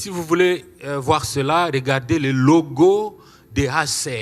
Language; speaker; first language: French; non-native, local second language; Swahili